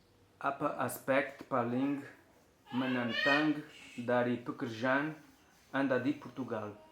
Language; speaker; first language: Indonesian; non-native, learner; Portuguese